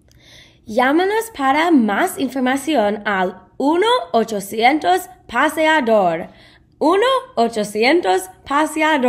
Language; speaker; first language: Spanish; non-native, learner; English